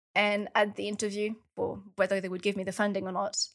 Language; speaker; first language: English; non-native, fluent; French